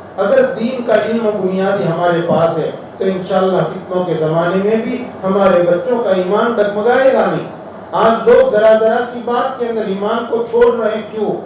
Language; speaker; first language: Urdu; non-native, local second language; Gujarati